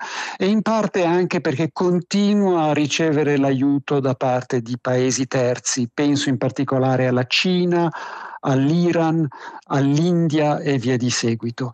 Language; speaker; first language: Italian; native; Italian